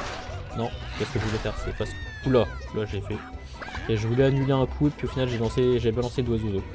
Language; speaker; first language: French; native; French